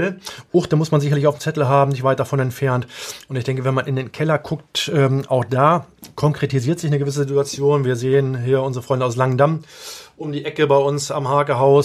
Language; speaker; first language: German; native; German